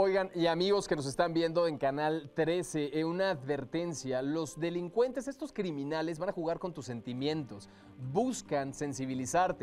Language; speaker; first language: Spanish; native; Spanish